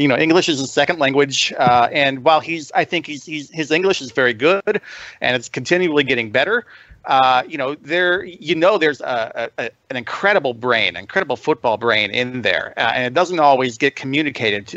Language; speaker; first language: English; native; English